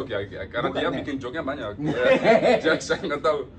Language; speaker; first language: Indonesian; early bilingual, heritage; Dutch